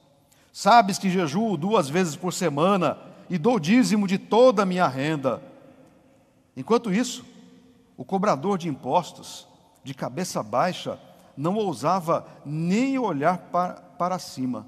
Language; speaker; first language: Portuguese; native; Portuguese